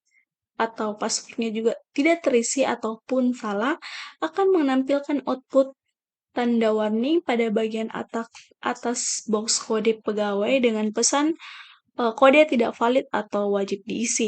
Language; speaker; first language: Indonesian; native; Indonesian